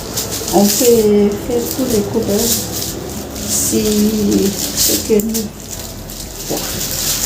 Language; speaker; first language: French; non-native, learner; Malagasy